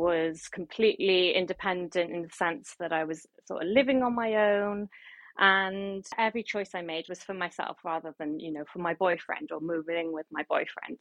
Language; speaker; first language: English; native; English